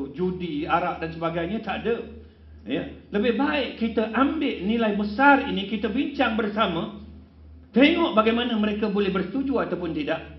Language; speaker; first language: Malay; non-native, local second language; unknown